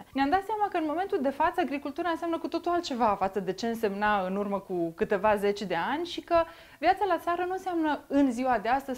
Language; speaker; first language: Romanian; native; Romanian